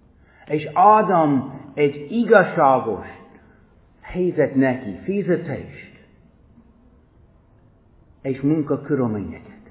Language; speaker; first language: Hungarian; non-native, fluent; English